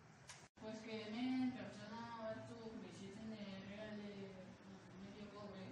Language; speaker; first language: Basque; non-native, learner; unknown